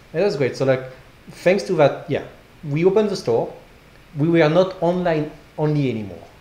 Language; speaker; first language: English; non-native, fluent; French